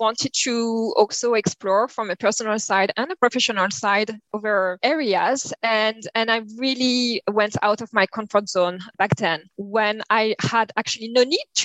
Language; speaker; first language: English; non-native, fluent; French